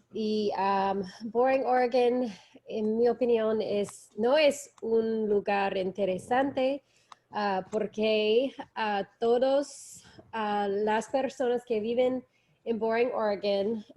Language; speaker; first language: Spanish; non-native, learner; English